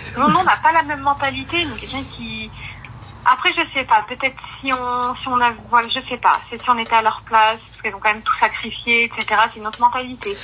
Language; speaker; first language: French; early bilingual, other home language; Arabic